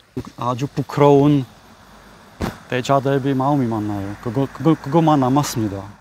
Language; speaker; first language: Korean; non-native, learner; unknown